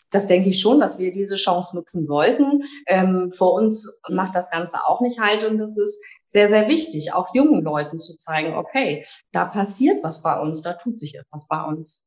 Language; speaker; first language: German; native; German